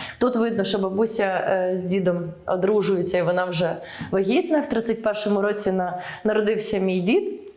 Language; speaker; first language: Ukrainian; early bilingual, heritage; Ukrainian